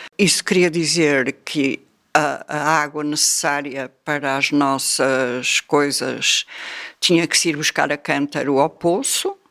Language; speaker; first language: Portuguese; native; Portuguese